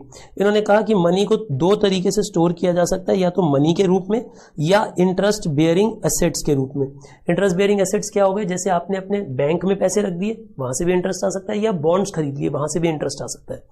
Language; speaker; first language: Hindi; native; Hindi